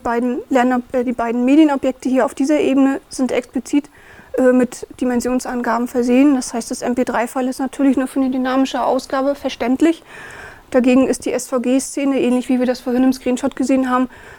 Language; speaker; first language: German; native; German